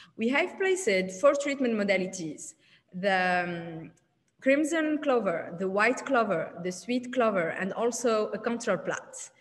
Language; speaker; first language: English; non-native, learner; Arabic